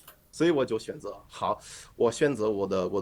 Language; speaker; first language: Chinese; non-native, learner; English